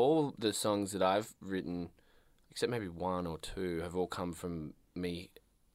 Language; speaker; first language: English; native; English